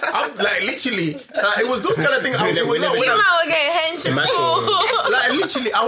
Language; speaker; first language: English; non-native, local second language; Yoruba